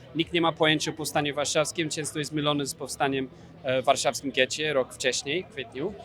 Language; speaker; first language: Polish; non-native, fluent; English